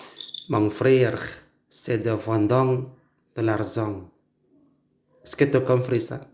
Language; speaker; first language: French; non-native, learner; Indonesian